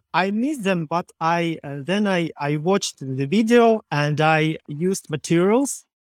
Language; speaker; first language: English; non-native, learner; Ukrainian